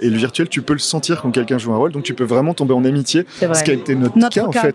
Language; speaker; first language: French; native; French